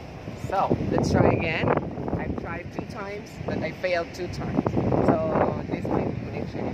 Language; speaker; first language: English; non-native, fluent; Filipino